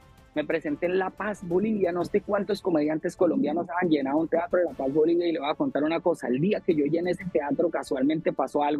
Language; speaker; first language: Spanish; native; Spanish